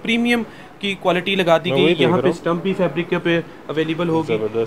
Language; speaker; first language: Urdu; native; Urdu